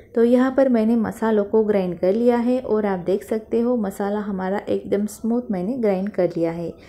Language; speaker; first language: Hindi; non-native, local second language; Marathi